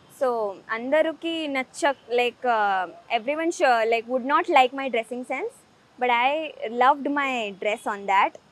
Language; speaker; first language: Telugu; early bilingual, heritage; Telugu